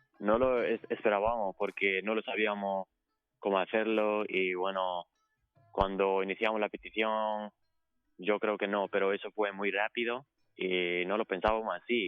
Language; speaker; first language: Spanish; non-native, fluent; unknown